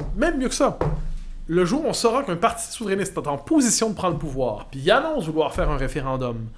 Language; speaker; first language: French; native; French